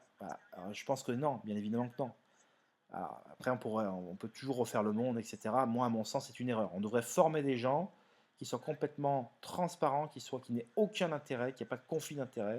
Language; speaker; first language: French; native; French